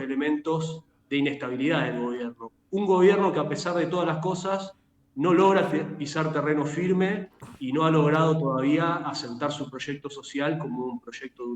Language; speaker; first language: Spanish; native; Spanish